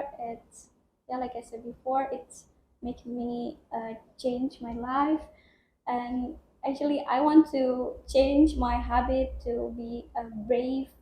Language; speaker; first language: English; non-native, learner; Indonesian